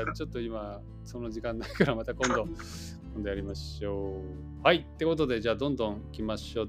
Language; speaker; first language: Japanese; native; Japanese